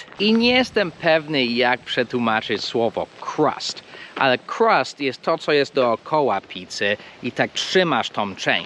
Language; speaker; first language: Polish; non-native, fluent; English